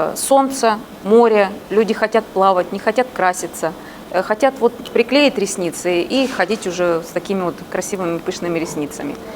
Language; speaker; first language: Russian; native; Russian